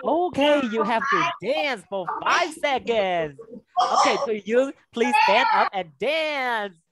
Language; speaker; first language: English; non-native, fluent; Vietnamese